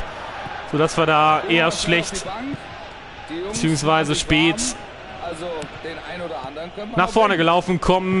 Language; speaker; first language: German; native; German